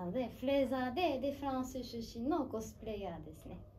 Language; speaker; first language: Japanese; non-native, fluent; French